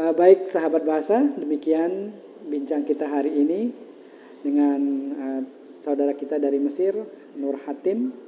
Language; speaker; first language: Indonesian; native; Indonesian